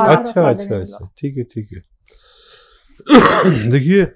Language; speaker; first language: Hindi; native; Hindi